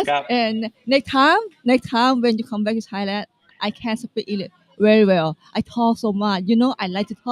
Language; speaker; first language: English; non-native, learner; Thai